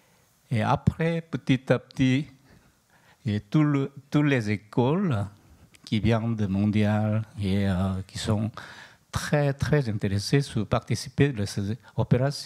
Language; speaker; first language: French; non-native, learner; Korean